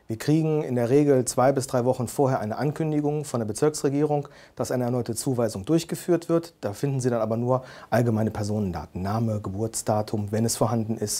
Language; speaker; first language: German; native; German